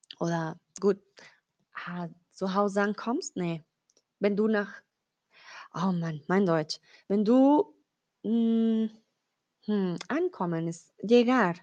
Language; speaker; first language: German; non-native, fluent; Spanish